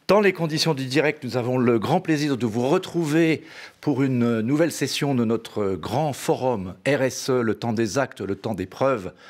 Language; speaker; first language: French; native; French